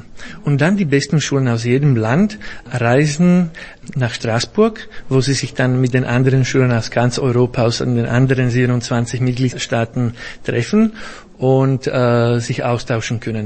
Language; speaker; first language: German; non-native, fluent; Slovak